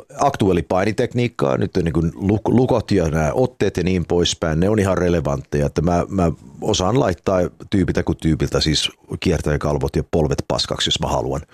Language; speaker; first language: Finnish; early bilingual, heritage; Finnish